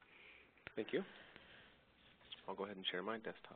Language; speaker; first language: English; native; English